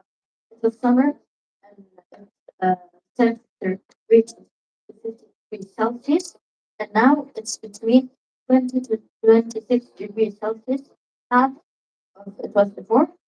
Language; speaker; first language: English; non-native, learner; Arabic